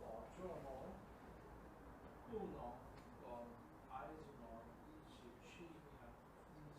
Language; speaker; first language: Chinese; non-native, learner; Korean